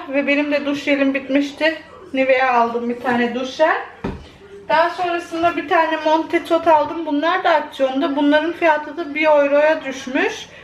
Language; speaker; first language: Turkish; early bilingual, other home language; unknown